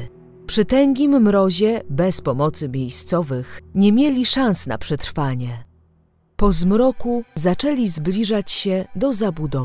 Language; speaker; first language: Polish; native; Polish